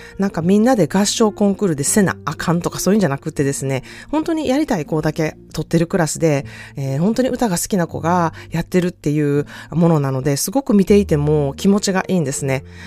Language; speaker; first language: Japanese; native; Japanese